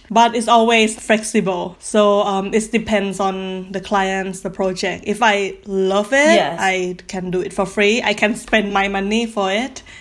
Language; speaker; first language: English; non-native, learner; Thai